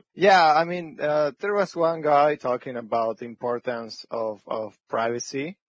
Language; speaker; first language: English; non-native, fluent; French